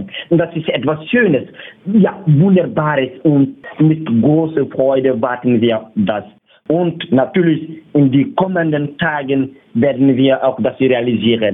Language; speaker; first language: German; non-native, fluent; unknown